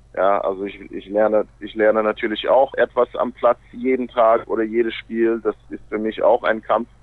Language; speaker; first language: German; non-native, fluent; English